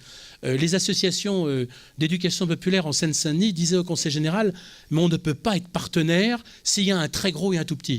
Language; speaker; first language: French; native; French